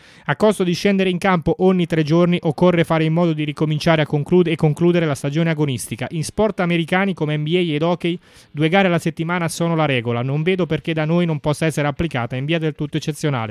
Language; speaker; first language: Italian; native; Italian